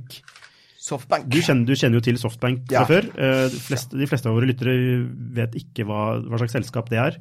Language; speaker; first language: Norwegian; native; Norwegian